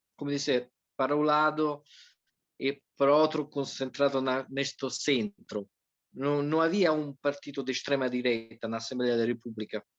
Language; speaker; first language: Portuguese; non-native, fluent; Italian